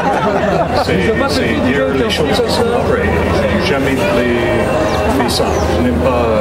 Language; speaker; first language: French; non-native, fluent; English